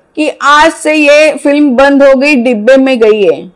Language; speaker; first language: Hindi; non-native, local second language; Marathi